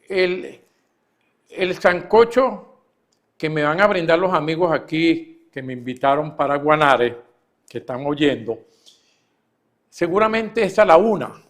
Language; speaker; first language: Spanish; native; Spanish